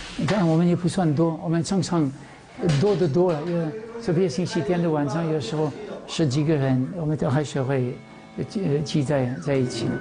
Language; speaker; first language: Chinese; non-native, fluent; French